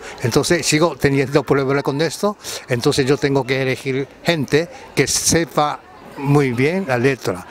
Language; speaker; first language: Spanish; non-native, fluent; Japanese